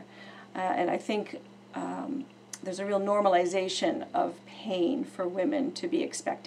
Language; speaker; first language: English; native; English